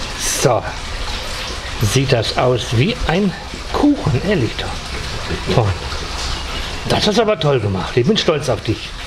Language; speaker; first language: German; native; German